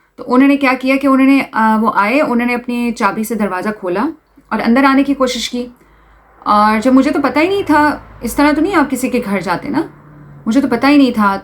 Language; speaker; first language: Urdu; native; Urdu